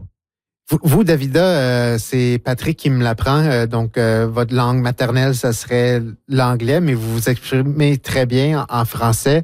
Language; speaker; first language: French; native; French